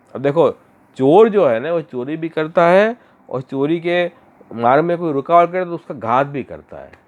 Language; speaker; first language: Hindi; non-native, local second language; Gujarati